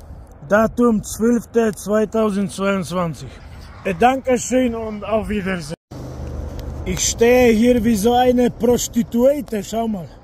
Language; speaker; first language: German; non-native, learner; Polish